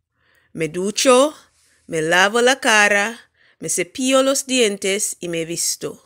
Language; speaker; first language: Spanish; non-native, fluent; English